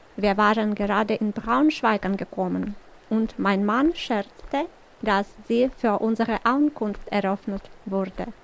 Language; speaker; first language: German; non-native, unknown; Russian